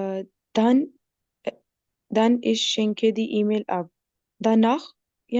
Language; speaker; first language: German; non-native, learner; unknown